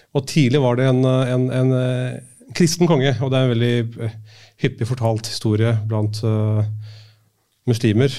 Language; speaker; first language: Norwegian; early bilingual, other home language; Urdu